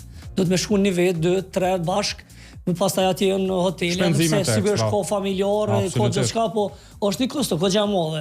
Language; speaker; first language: Albanian; native; Albanian